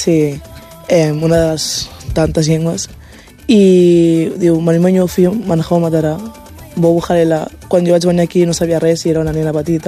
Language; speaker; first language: Catalan; early bilingual, other home language; Wolof